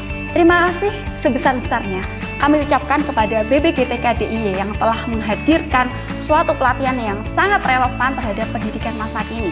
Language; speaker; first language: Indonesian; native; Indonesian